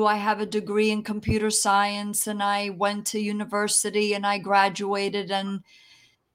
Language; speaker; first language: English; early bilingual, other home language; Italian